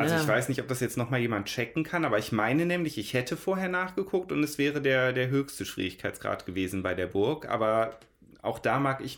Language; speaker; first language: German; native; German